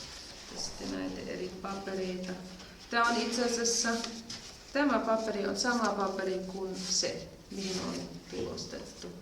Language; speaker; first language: Finnish; non-native, fluent; German